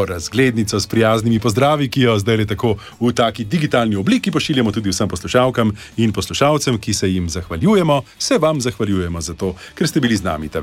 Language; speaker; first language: Slovenian; native; Slovenian